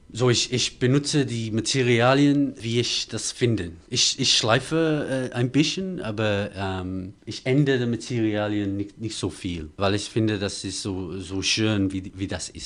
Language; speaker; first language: German; non-native, learner; English